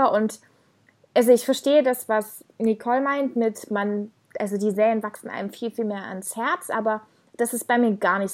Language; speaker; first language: German; native; German